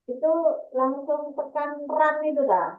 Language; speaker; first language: Indonesian; native; Indonesian